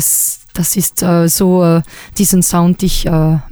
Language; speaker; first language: German; non-native, local second language; French